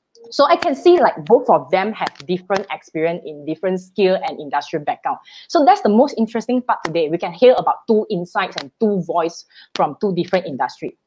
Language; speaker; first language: English; non-native, local second language; Chinese